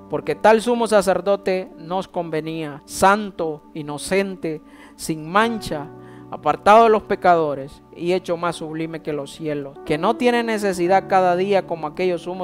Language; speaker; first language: Spanish; native; Spanish